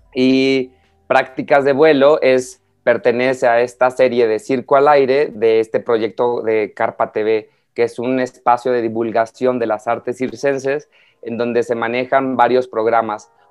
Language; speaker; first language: Spanish; native; Spanish